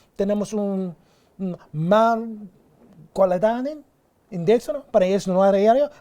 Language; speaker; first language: Spanish; non-native, learner; English